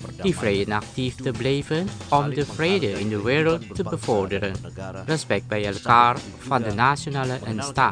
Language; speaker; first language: Dutch; non-native, learner; Indonesian